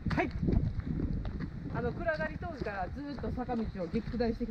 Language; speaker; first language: Japanese; native; Japanese